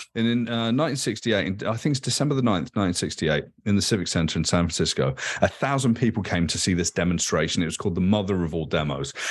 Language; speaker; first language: English; native; English